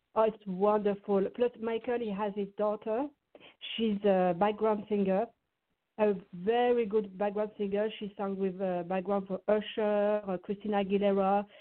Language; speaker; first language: English; non-native, fluent; French